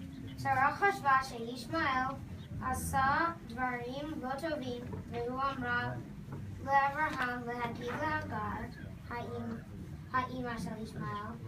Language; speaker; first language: Hebrew; non-native, learner; English